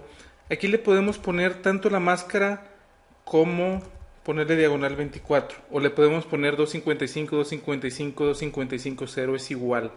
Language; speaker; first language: Spanish; native; Spanish